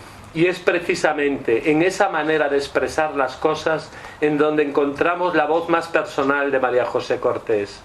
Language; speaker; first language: Spanish; native; Spanish